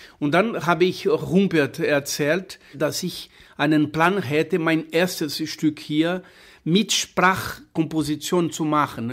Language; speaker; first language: German; non-native, fluent; Portuguese